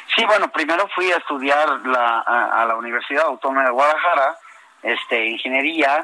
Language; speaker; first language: Spanish; native; Spanish